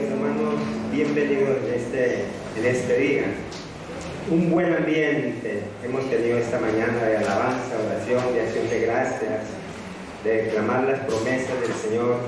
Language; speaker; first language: Spanish; native; Spanish